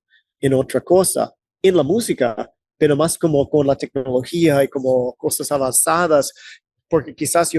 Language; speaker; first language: Spanish; non-native, fluent; English